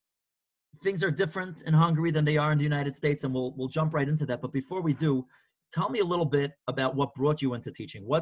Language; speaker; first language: English; native; English